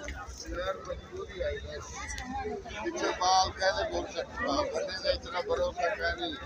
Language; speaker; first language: Hindi; non-native, local second language; Punjabi